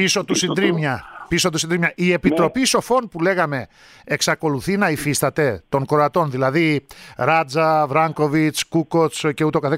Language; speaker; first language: Greek; native; Greek